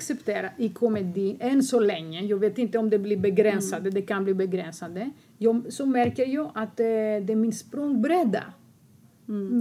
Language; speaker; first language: Swedish; non-native, fluent; Greek